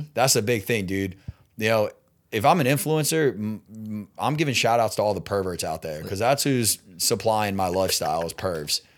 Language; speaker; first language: English; native; English